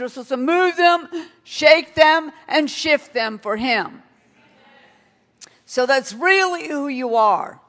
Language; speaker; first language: English; native; English